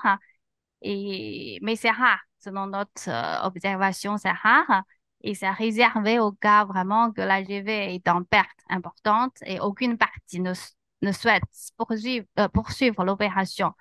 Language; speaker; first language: French; non-native, fluent; Chinese